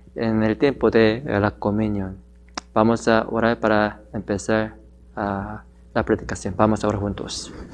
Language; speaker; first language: Spanish; non-native, learner; Korean